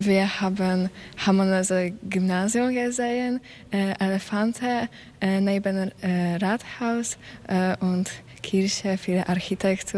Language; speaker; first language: German; non-native, learner; Polish